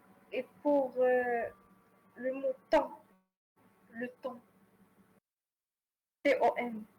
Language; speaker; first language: French; non-native, learner; Arabic